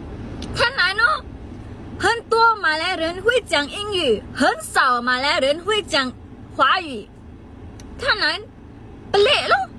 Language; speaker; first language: Chinese; non-native, local second language; Malay